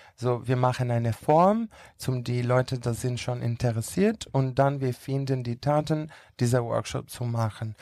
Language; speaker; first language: German; non-native, learner; Greek